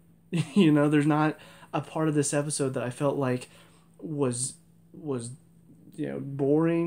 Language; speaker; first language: English; native; English